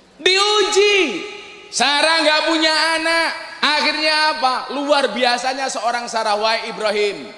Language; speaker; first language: Indonesian; non-native, local second language; Javanese